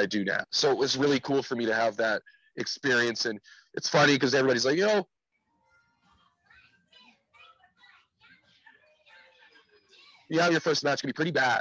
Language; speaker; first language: English; native; English